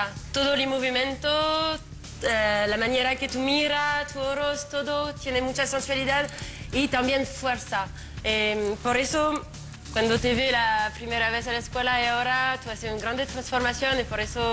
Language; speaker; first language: Spanish; non-native, learner; French